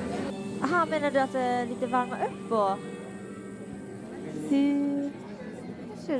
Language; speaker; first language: Swedish; non-native, learner; Japanese